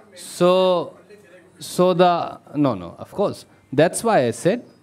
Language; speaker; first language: English; non-native, local second language; Hindi